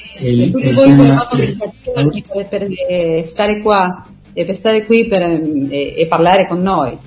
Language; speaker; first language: Italian; non-native, learner; Spanish